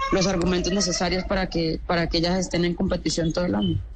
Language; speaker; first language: Spanish; native; Spanish